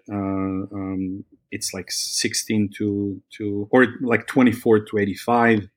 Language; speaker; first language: English; non-native, fluent; Serbian